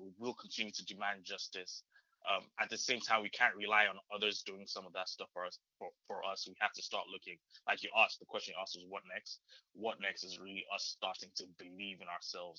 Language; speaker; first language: English; non-native, local second language; Yoruba